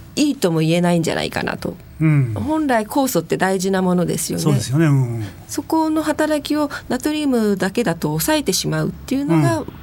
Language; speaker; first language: Japanese; native; Japanese